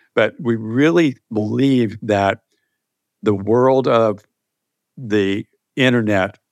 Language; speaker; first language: English; native; English